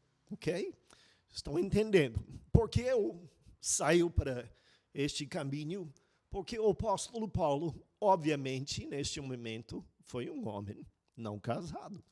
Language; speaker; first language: Portuguese; non-native, fluent; English